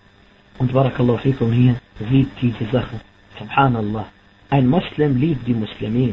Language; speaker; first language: German; non-native, fluent; Arabic